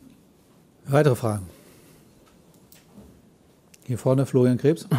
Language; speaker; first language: German; native; German